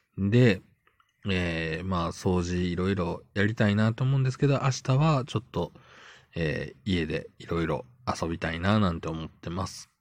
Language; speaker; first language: Japanese; native; Japanese